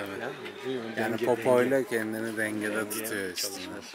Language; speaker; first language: Turkish; native; Turkish